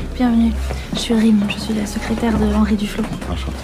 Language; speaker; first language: Swedish; native; Swedish